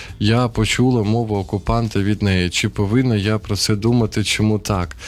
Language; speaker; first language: Ukrainian; non-native, local second language; Russian